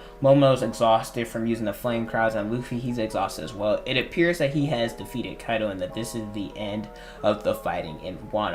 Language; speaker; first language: English; native; English